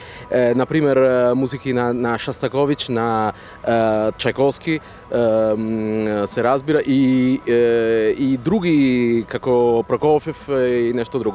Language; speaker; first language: Macedonian; non-native, fluent; Italian